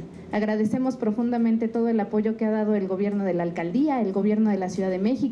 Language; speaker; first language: Spanish; native; Spanish